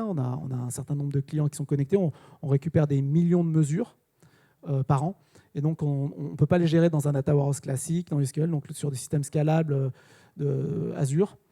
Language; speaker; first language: French; native; French